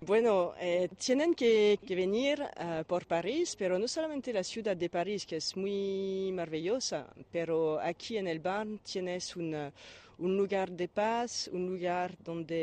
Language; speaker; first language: Spanish; non-native, fluent; French